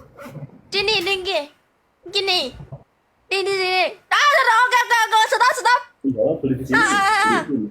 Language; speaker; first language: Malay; non-native, learner; Vietnamese